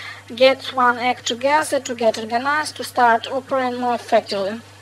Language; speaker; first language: English; non-native, fluent; Russian